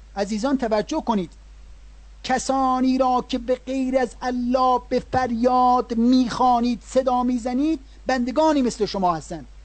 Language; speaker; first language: Persian; native; Persian